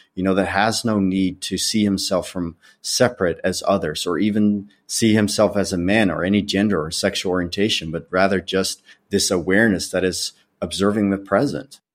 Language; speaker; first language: English; non-native, fluent; Dutch